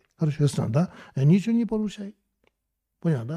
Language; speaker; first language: Russian; non-native, learner; Tibetan